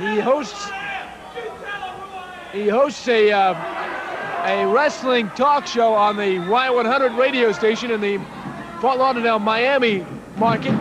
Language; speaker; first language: English; native; English